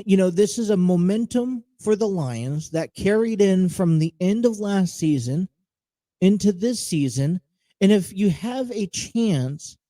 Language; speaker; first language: English; native; English